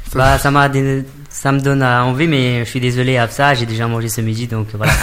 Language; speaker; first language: French; non-native, fluent; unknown